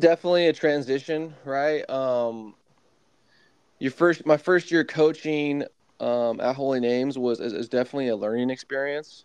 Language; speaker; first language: English; native; English